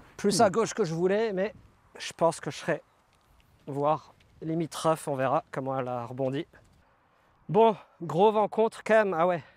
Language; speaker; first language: French; native; French